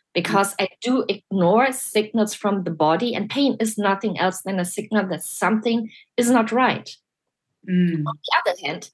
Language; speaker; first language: English; non-native, fluent; German